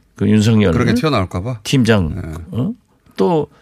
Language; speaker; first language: Korean; native; Korean